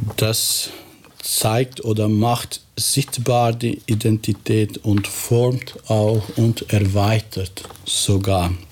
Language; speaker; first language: German; non-native, fluent; Albanian